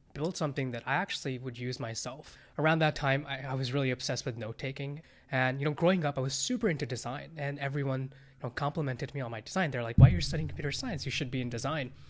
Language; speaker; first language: English; early bilingual, other home language; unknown